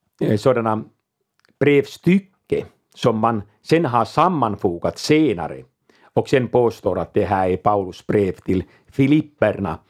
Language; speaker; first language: Swedish; non-native, local second language; Finnish